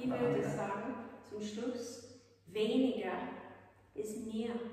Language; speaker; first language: German; non-native, fluent; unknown